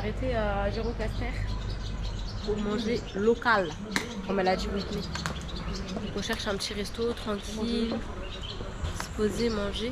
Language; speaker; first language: French; native; French